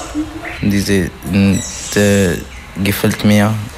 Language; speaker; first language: German; non-native, learner; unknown